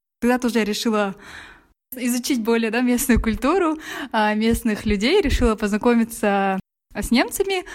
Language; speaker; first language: Russian; native; Russian